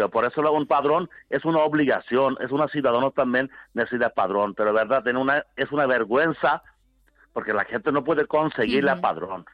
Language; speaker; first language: Spanish; non-native, learner; Bangla